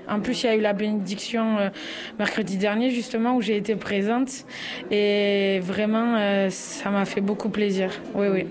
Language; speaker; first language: French; native; French